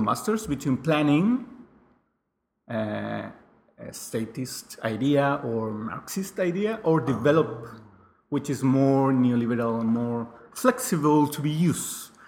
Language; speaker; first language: English; non-native, fluent; Spanish